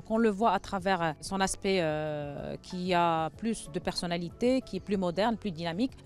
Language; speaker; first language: French; non-native, local second language; Arabic